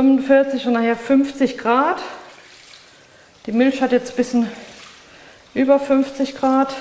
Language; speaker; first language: German; native; German